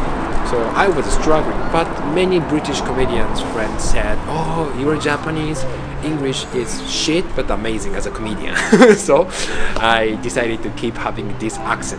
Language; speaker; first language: English; non-native, fluent; Japanese